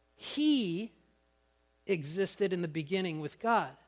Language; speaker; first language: English; native; English